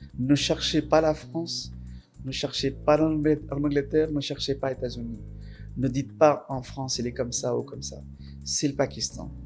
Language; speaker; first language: French; non-native, fluent; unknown